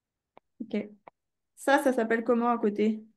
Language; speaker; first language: French; native; French